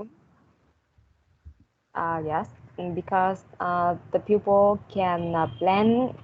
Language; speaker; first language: English; non-native, learner; Vietnamese